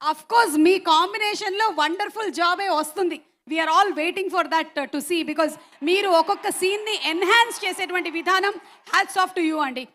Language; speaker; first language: Telugu; native; Telugu